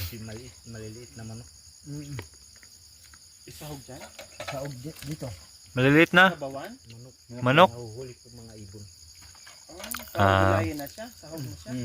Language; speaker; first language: Filipino; non-native, local second language; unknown